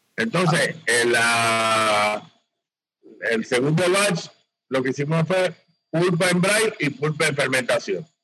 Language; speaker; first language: Spanish; native; Spanish